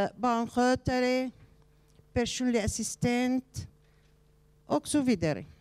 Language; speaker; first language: Swedish; non-native, learner; Arabic